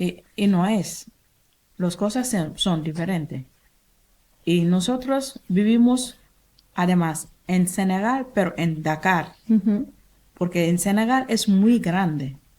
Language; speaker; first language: Spanish; non-native, learner; Wolof